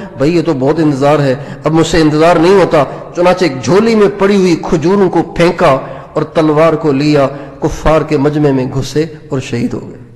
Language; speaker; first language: Urdu; non-native, local second language; Sindhi